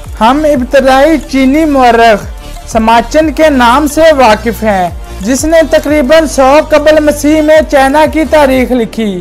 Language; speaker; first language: Urdu; native; Urdu